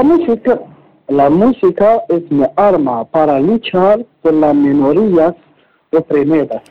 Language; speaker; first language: Spanish; non-native, learner; Arabic